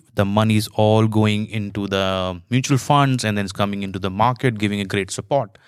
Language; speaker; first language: English; non-native, local second language; Hindi